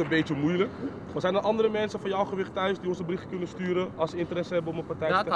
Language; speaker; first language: Dutch; native; Dutch